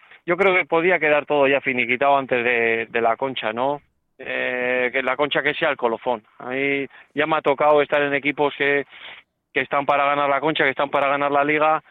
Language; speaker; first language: Spanish; native; Spanish